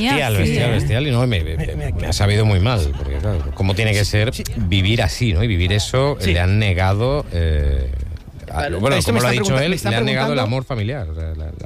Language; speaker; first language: Spanish; native; Spanish